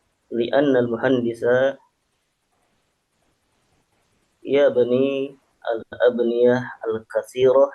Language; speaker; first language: Arabic; non-native, learner; Indonesian